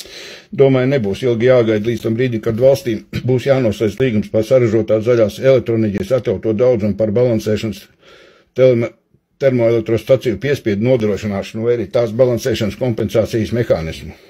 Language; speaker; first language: Latvian; native; Latvian